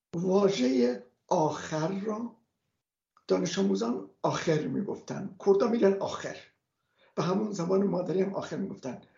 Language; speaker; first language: Persian; non-native, local second language; Kurdish